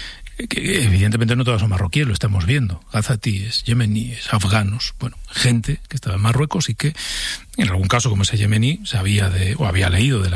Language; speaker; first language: Spanish; native; Spanish